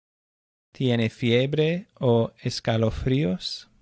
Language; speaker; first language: Spanish; non-native, fluent; English